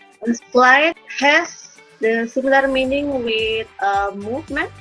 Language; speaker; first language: English; non-native, learner; Indonesian